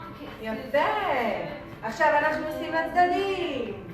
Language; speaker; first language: Hebrew; native; Hebrew